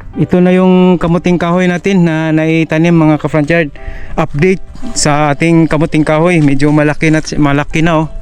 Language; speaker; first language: Filipino; non-native, local second language; Cebuano